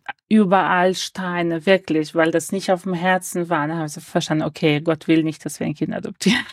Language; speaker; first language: German; early bilingual, other home language; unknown